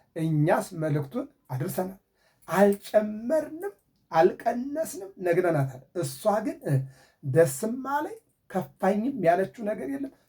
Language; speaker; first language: Amharic; native; Amharic